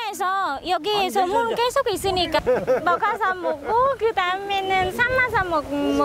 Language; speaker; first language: Korean; non-native, learner; Vietnamese